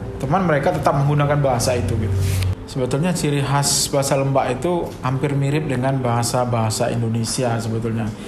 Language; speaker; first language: Indonesian; non-native, local second language; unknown